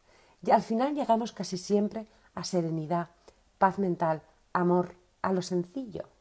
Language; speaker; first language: Spanish; native; Spanish